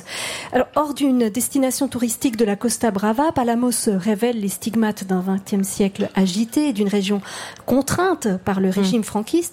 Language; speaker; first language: French; native; French